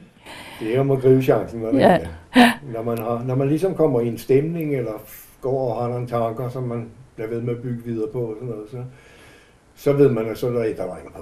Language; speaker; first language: Danish; native; Danish